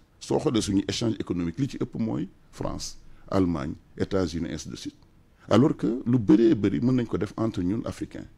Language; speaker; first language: French; non-native, local second language; Wolof